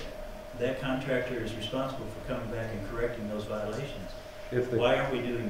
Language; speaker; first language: English; native; English